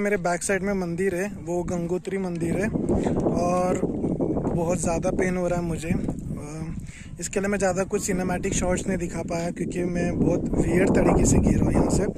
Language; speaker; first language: Hindi; native; Hindi